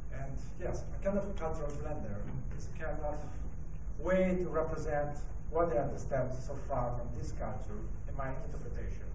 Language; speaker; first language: English; non-native, learner; Italian